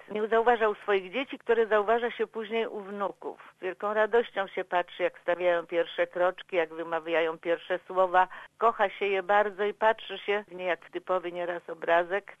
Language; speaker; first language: Polish; native; Polish